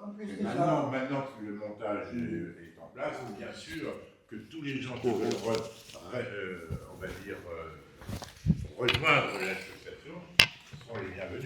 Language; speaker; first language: French; native; French